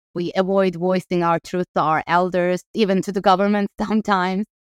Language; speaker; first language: English; non-native, fluent; Turkish